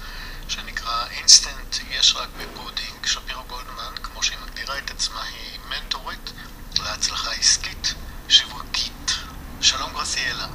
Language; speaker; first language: Hebrew; native; Hebrew